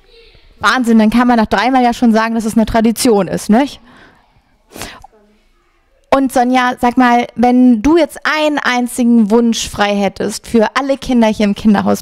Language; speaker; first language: German; native; German